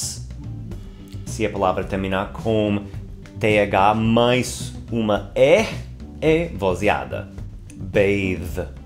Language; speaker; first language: Portuguese; non-native, fluent; English